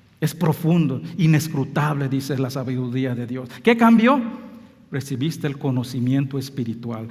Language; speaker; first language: Spanish; non-native, local second language; English